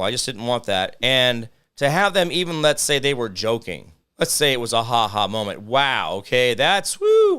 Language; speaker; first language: English; native; English